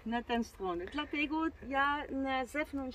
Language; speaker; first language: Polish; non-native, learner; Dutch